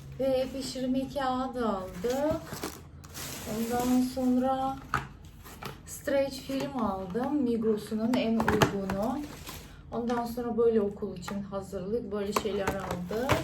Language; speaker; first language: Turkish; non-native, fluent; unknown